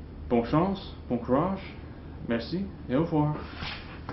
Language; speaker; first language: French; non-native, fluent; English